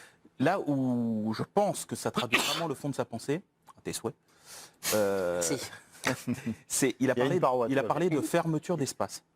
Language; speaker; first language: French; native; French